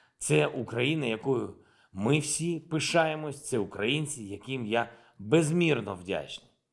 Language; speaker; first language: Ukrainian; non-native, local second language; Russian